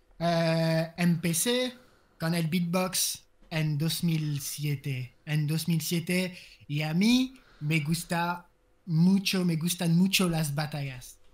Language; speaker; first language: Spanish; non-native, learner; French